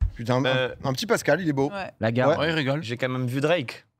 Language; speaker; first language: French; native; French